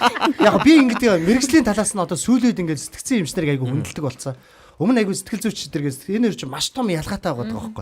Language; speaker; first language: Mongolian; native; Mongolian